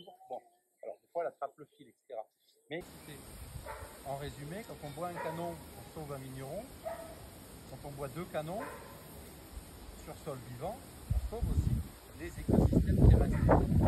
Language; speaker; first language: French; native; French